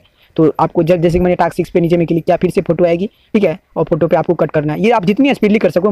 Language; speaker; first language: Hindi; native; Hindi